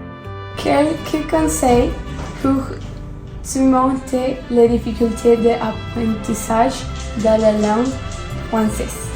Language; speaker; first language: French; non-native, learner; Spanish